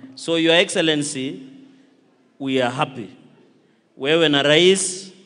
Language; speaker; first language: Swahili; non-native, local second language; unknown